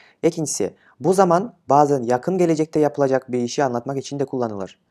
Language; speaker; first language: Turkish; non-native, fluent; Kyrgyz